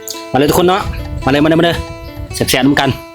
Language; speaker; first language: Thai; non-native, local second language; Northeastern Thai